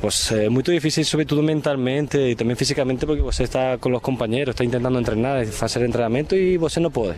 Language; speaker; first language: Portuguese; non-native, fluent; Spanish